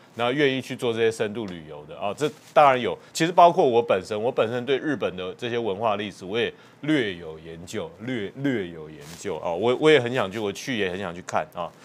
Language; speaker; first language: Chinese; native; Chinese